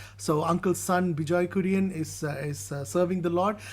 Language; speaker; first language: English; non-native, local second language; Malayalam